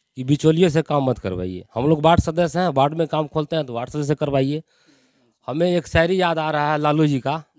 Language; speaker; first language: Hindi; native; Hindi